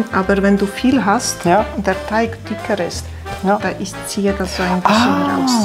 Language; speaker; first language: German; non-native, fluent; Polish